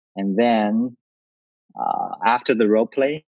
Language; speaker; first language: English; non-native, learner; Chinese